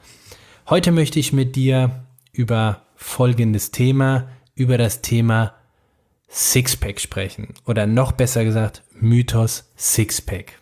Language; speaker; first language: German; native; German